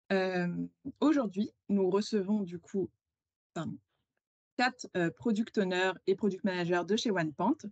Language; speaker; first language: French; native; French